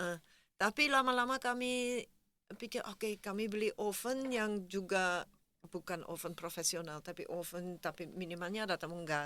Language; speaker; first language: Indonesian; non-native, fluent; Dutch